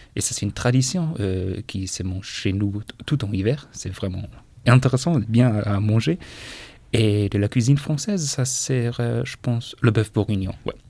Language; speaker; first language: French; non-native, fluent; German